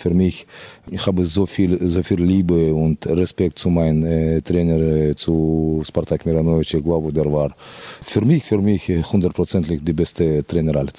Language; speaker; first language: German; non-native, fluent; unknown